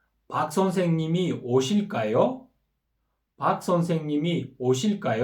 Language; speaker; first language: Korean; non-native, fluent; Kyrgyz